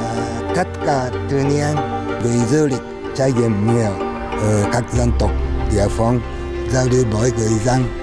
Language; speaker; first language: Vietnamese; non-native, learner; Japanese